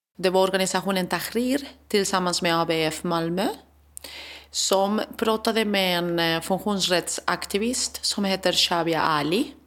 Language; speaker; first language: Swedish; non-native, fluent; Spanish